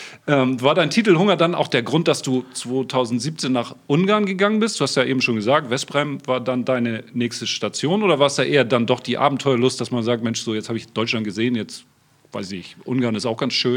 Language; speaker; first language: German; native; German